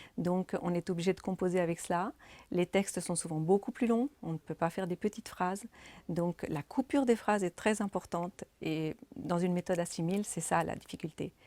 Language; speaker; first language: French; native; French